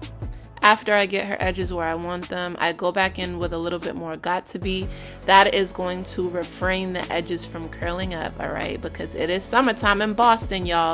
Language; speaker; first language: English; native; English